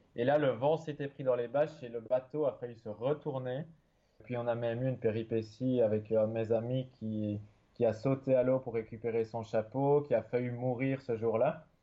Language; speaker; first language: French; native; French